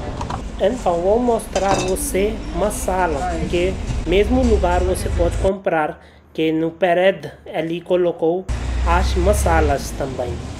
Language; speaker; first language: Portuguese; non-native, learner; Hindi